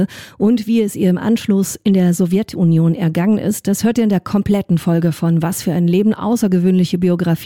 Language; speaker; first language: German; native; German